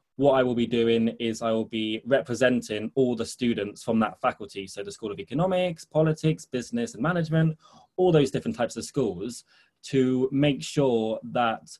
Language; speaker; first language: English; early bilingual, heritage; English